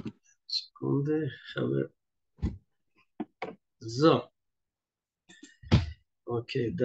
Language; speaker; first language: German; non-native, fluent; Russian